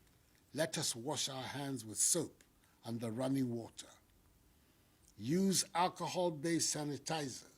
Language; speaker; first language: English; non-native, local second language; Akan